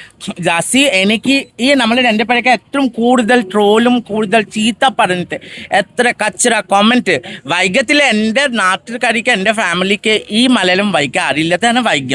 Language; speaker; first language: Malayalam; non-native, fluent; Assamese